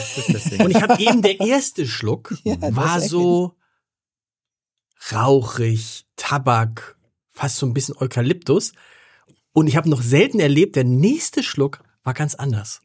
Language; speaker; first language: German; native; German